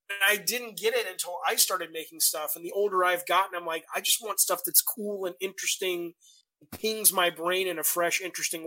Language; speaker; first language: English; native; English